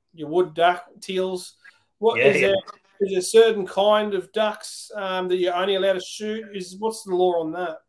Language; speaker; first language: English; native; English